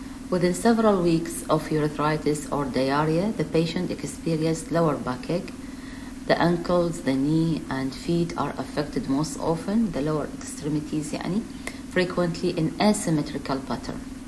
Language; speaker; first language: English; non-native, fluent; Arabic